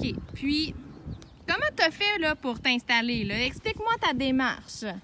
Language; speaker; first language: French; native; French